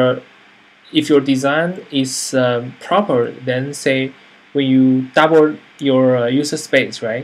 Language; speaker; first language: English; non-native, fluent; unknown